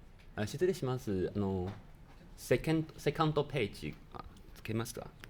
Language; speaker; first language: Japanese; non-native, learner; Chinese